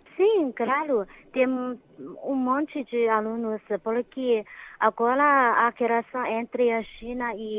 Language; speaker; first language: Portuguese; non-native, fluent; Chinese